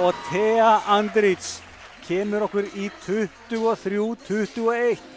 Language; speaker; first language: Icelandic; native; Icelandic